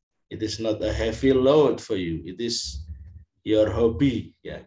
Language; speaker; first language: English; non-native, fluent; Indonesian